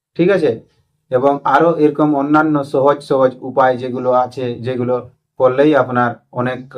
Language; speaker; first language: Bangla; non-native, local second language; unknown